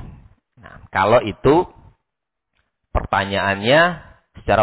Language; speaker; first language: Indonesian; native; Indonesian